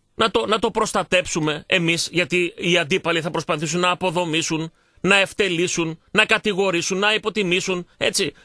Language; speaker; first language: Greek; native; Greek